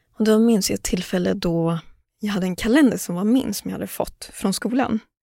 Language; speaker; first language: Swedish; early bilingual, other home language; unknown